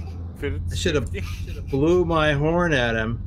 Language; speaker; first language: English; native; English